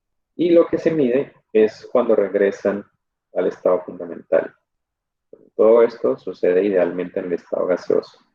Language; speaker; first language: Spanish; native; Spanish